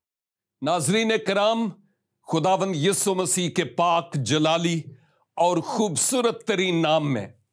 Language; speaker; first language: Urdu; native; Urdu